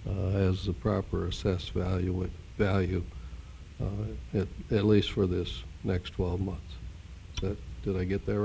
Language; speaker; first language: English; native; English